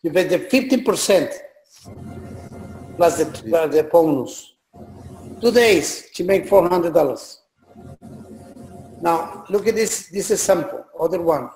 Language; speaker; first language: English; non-native, learner; Spanish